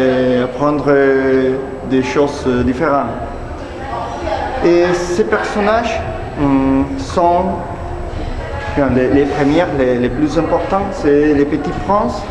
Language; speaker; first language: French; non-native, learner; Spanish